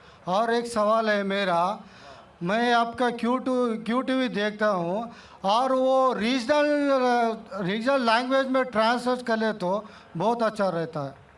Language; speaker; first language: Hindi; non-native, local second language; Telugu